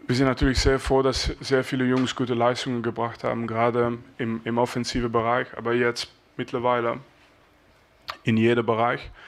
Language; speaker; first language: German; non-native, fluent; French